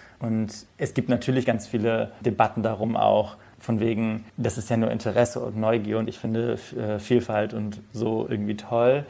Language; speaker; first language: German; early bilingual, other home language; Persian